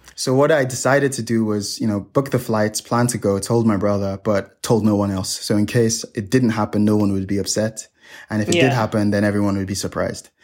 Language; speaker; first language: English; native; English